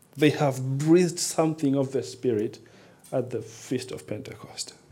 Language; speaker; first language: English; non-native, local second language; Nyanja